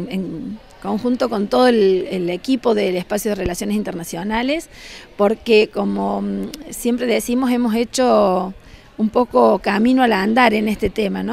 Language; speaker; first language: Spanish; native; Spanish